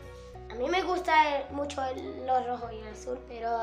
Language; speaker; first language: Spanish; early bilingual, heritage; Spanish